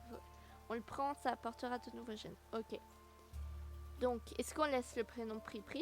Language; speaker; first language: French; native; French